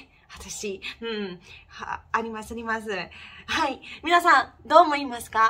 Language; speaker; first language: Japanese; non-native, learner; Ukrainian